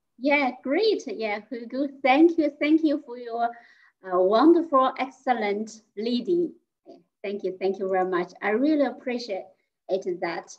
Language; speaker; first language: English; non-native, fluent; Chinese